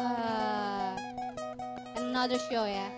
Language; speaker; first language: English; non-native, fluent; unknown